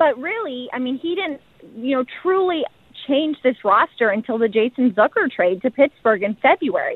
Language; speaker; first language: English; native; English